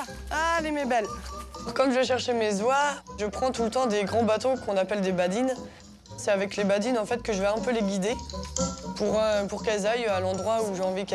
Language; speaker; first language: French; native; French